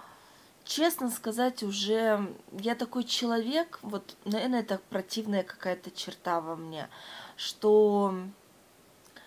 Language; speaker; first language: Russian; native; Russian